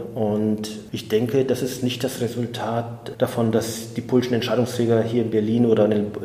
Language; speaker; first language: German; native; German